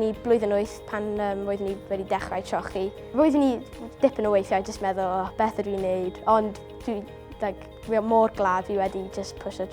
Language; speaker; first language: Welsh; non-native, local second language; English